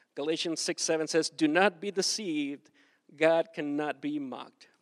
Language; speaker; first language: English; non-native, fluent; Spanish